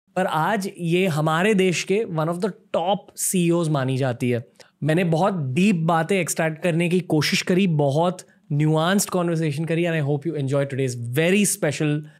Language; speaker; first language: Hindi; native; Hindi